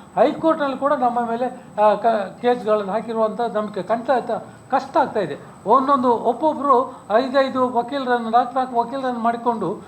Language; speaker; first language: Kannada; native; Kannada